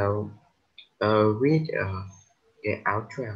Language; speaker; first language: English; non-native, learner; Vietnamese